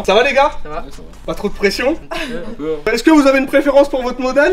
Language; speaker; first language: French; native; French